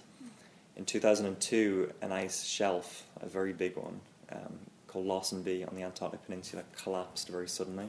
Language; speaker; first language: English; native; English